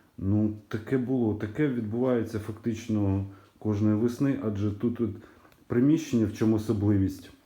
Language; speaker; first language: Ukrainian; native; Ukrainian